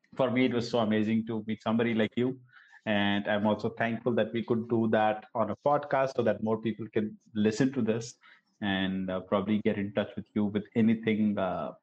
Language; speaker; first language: English; non-native, local second language; Gujarati